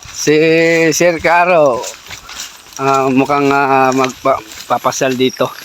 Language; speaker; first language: Filipino; non-native, local second language; Cebuano